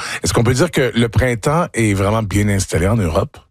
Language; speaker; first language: French; native; French